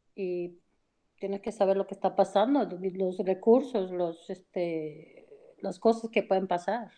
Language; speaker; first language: Spanish; early bilingual, heritage; Spanish